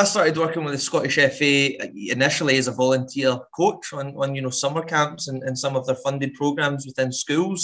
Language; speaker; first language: English; native; English